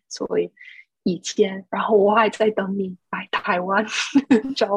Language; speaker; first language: Chinese; non-native, fluent; English